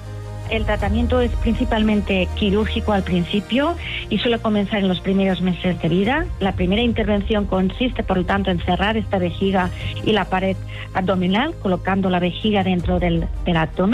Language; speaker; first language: Spanish; native; Spanish